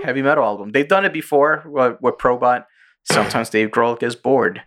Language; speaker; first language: English; early bilingual, other home language; Spanish